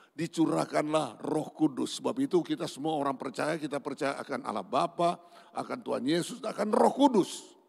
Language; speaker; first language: Indonesian; native; Indonesian